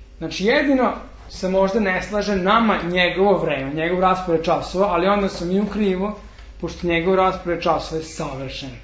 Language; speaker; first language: Serbian; non-native, fluent; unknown